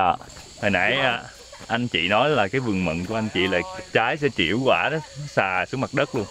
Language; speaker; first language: Vietnamese; native; Vietnamese